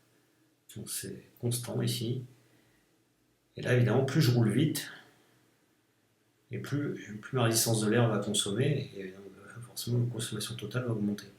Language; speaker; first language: French; native; French